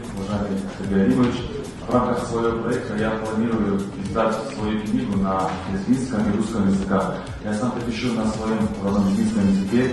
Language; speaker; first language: Russian; non-native, local second language; Lezghian